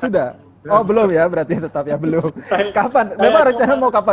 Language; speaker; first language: Indonesian; native; Indonesian